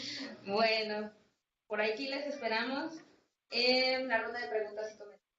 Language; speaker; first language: Spanish; native; Spanish